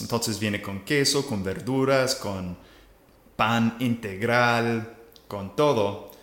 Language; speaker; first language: Spanish; non-native, fluent; English